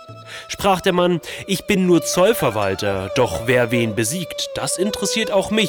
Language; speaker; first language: German; native; German